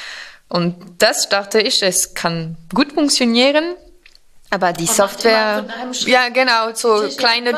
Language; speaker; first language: German; non-native, fluent; French